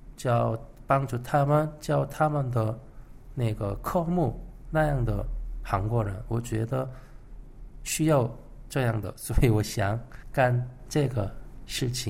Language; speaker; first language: Chinese; non-native, fluent; Korean